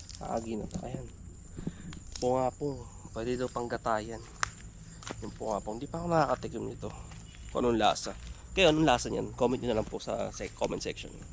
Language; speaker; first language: Filipino; native; Filipino